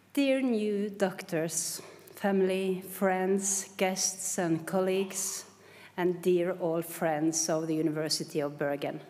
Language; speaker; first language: English; non-native, fluent; Norwegian